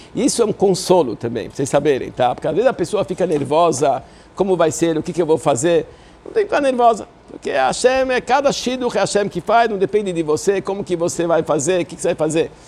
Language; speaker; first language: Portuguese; non-native, fluent; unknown